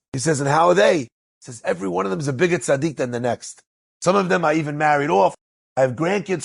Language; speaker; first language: English; native; English